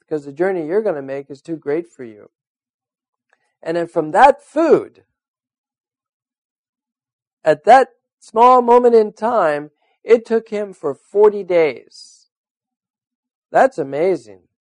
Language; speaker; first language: English; native; English